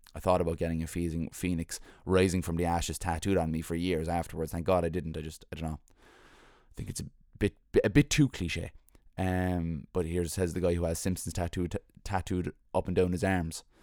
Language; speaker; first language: English; native; English